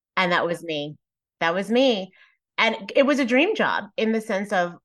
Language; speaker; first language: English; native; English